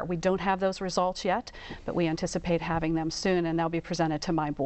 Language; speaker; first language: English; native; English